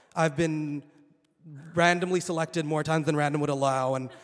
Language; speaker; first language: English; non-native, fluent; Arabic